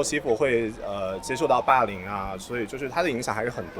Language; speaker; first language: Chinese; native; Chinese